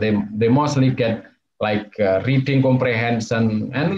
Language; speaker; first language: English; non-native, fluent; Javanese